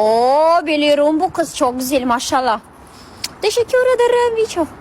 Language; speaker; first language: Turkish; non-native, learner; Russian